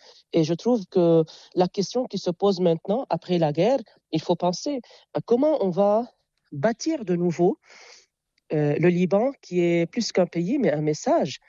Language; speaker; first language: French; non-native, local second language; Arabic